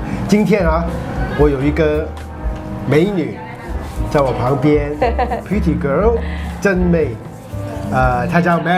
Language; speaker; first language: Chinese; non-native, fluent; English